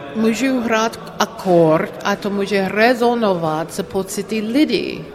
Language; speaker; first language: Czech; non-native, learner; English